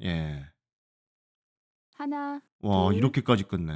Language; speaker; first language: Korean; native; Korean